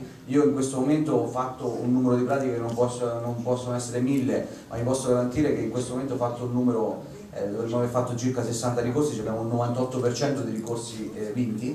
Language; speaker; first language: Italian; native; Italian